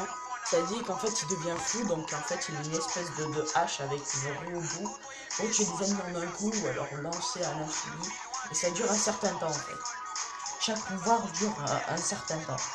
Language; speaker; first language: French; native; French